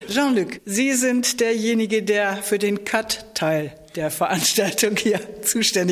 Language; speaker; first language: German; native; German